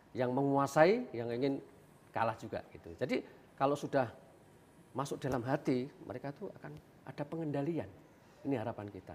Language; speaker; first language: Indonesian; non-native, local second language; Javanese